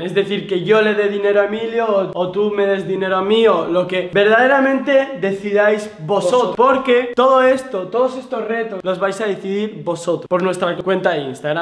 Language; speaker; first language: Spanish; native; Spanish